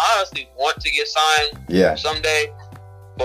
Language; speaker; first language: English; native; English